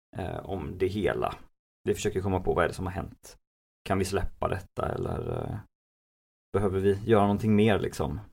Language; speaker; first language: Swedish; native; Swedish